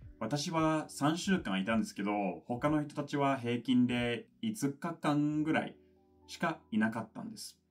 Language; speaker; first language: Japanese; non-native, fluent; English